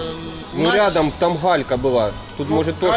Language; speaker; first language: Russian; native; Russian